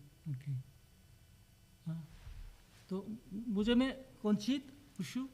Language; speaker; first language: Czech; non-native, learner; Korean